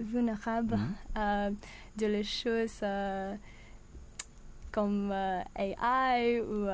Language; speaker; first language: French; non-native, learner; English